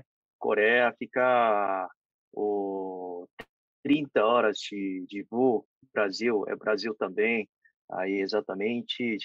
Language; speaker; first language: Portuguese; non-native, fluent; Korean